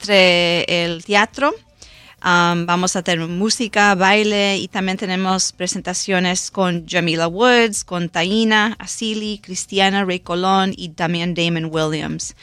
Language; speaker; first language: Spanish; non-native, local second language; English